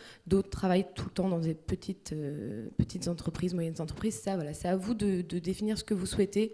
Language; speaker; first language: French; native; French